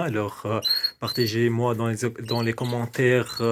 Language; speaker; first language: French; non-native, local second language; Arabic